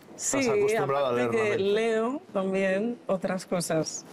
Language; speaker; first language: Spanish; native; Spanish